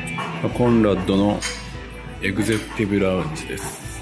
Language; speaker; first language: Japanese; native; Japanese